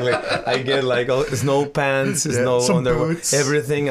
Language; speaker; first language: English; non-native, learner; Spanish